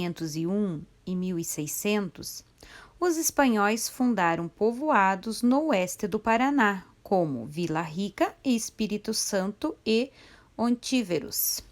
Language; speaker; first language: Portuguese; native; Portuguese